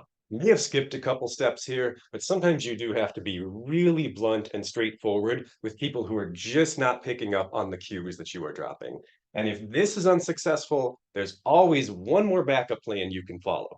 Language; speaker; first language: English; native; English